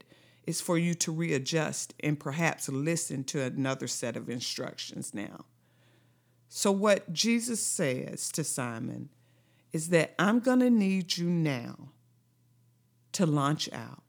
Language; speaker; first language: English; native; English